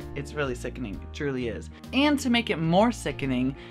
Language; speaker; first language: English; native; English